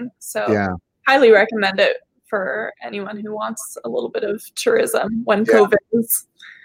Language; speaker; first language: English; early bilingual, other home language; Arabic